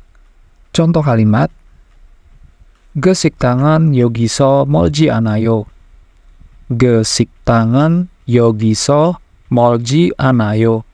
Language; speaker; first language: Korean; non-native, fluent; Indonesian